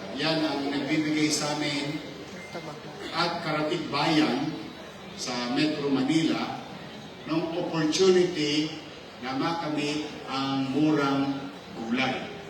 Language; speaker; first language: Filipino; native; Filipino